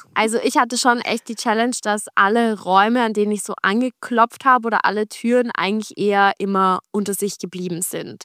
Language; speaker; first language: German; native; German